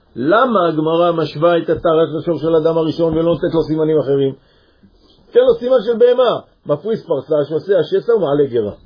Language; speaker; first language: Hebrew; native; Hebrew